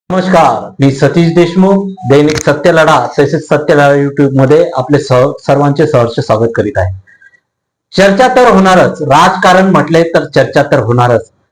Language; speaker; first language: Marathi; native; Marathi